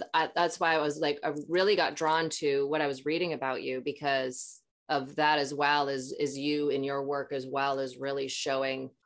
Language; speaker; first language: English; native; English